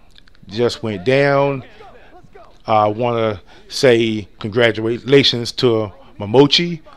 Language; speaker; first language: English; native; English